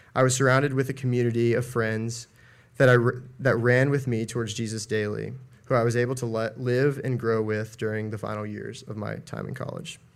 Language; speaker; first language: English; native; English